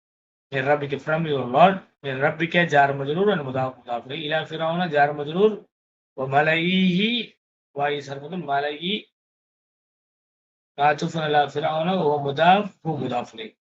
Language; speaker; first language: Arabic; non-native, fluent; Tamil